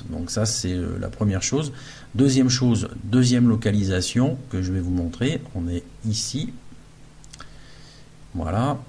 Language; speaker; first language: French; native; French